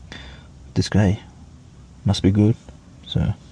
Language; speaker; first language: English; non-native, fluent; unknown